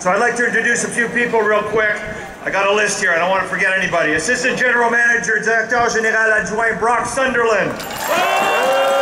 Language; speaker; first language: English; native; English